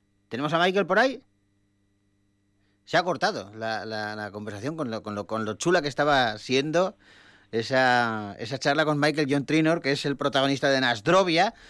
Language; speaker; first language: Spanish; native; Spanish